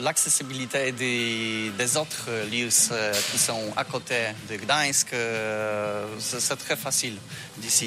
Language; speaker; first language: French; non-native, fluent; Polish